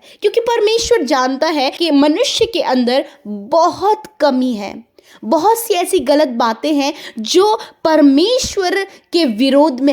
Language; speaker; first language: Hindi; native; Hindi